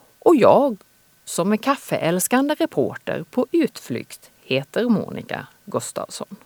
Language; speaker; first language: Swedish; native; Swedish